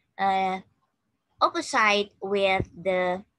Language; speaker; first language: English; non-native, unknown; Indonesian